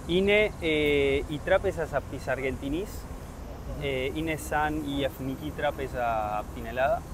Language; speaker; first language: Greek; early bilingual, heritage; Spanish